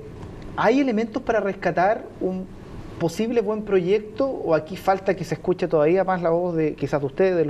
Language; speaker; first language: Spanish; native; Spanish